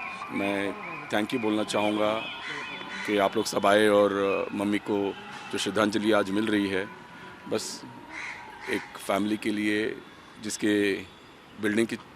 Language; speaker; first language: Hindi; native; Hindi